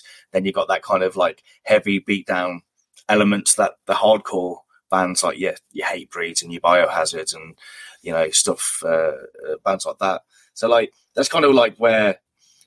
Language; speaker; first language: English; native; English